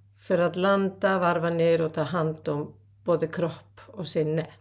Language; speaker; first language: Swedish; non-native, fluent; Icelandic